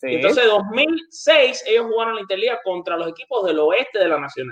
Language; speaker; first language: Spanish; native; Spanish